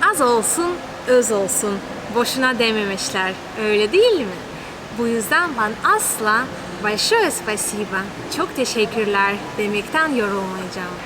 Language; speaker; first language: Turkish; non-native, fluent; Russian